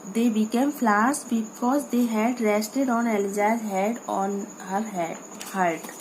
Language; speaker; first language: English; non-native, local second language; Hindi